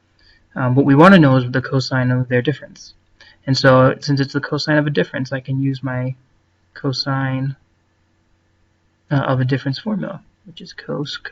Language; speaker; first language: English; native; English